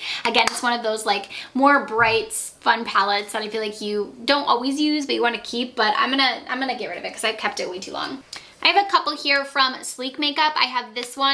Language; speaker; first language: English; native; English